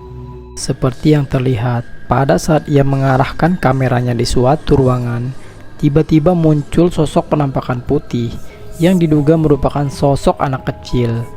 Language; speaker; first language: Indonesian; native; Indonesian